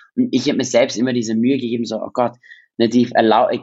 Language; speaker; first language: German; non-native, local second language; English